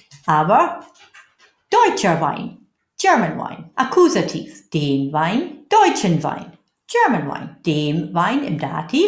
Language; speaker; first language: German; non-native, fluent; English